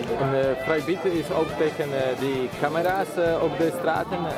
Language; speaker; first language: Dutch; non-native, learner; Polish